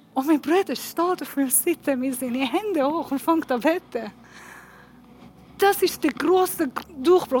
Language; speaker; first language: German; non-native, learner; Persian